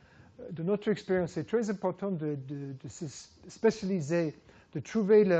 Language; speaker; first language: French; non-native, fluent; English